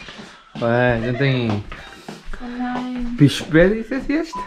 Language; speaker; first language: German; non-native, learner; Korean